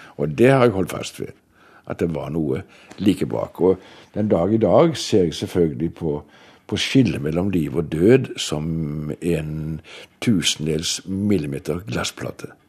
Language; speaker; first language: Norwegian; native; Norwegian